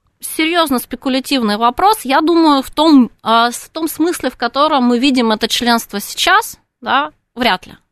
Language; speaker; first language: Russian; native; Russian